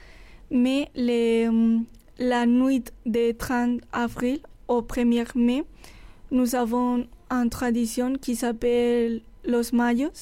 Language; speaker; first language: French; non-native, learner; Spanish